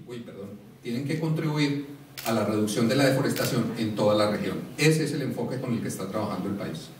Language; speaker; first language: Spanish; native; Spanish